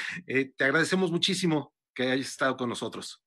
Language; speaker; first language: Spanish; native; Spanish